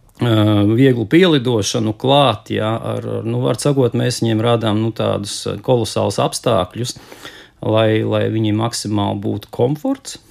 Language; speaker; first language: Latvian; native; Latvian